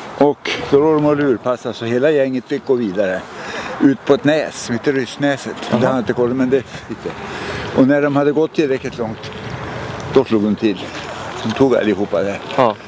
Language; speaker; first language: Swedish; native; Swedish